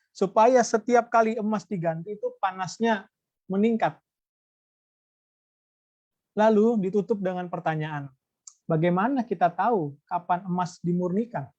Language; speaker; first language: Indonesian; native; Indonesian